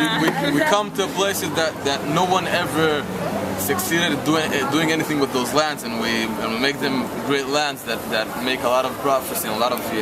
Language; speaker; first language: English; non-native, fluent; Hebrew